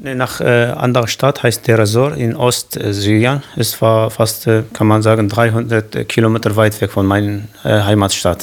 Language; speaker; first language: German; non-native, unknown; Kurdish